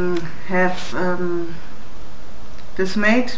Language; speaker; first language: English; non-native, learner; German